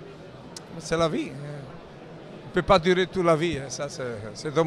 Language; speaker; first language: French; non-native, fluent; Italian